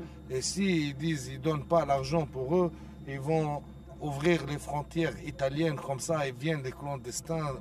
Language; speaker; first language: French; non-native, local second language; Arabic